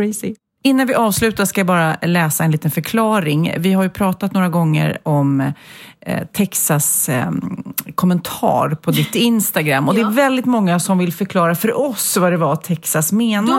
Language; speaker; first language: Swedish; native; Swedish